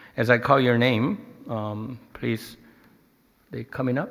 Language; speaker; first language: English; early bilingual, other home language; Korean